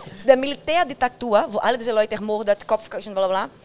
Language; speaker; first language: German; non-native, fluent; Portuguese